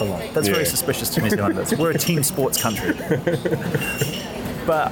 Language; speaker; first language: English; native; English